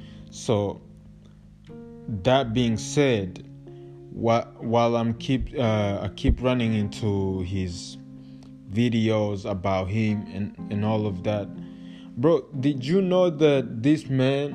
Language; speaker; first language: English; non-native, local second language; Kinyarwanda